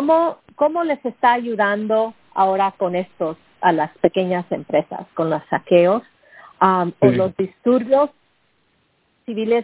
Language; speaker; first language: Spanish; early bilingual, heritage; Spanish